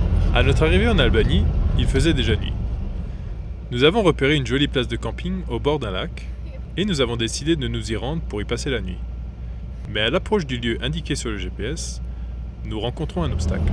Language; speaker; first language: French; native; French